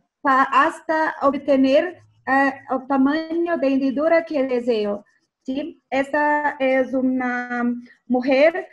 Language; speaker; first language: Spanish; non-native, fluent; Portuguese